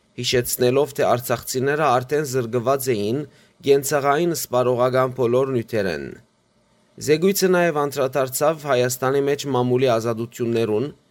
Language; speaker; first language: Armenian; early bilingual, heritage; Armenian